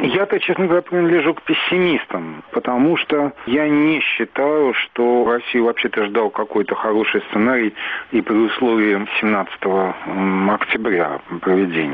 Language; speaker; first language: Russian; native; Russian